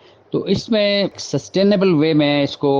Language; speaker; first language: Urdu; native; Urdu